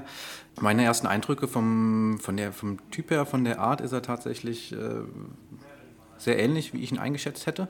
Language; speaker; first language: German; native; German